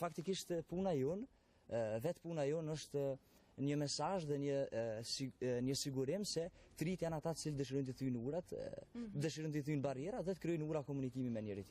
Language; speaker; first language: Albanian; native; Albanian